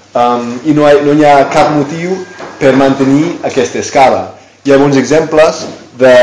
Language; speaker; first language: Catalan; non-native, fluent; English